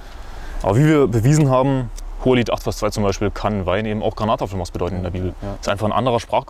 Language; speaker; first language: German; native; German